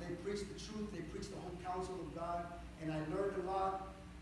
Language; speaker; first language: English; early bilingual, other home language; Spanish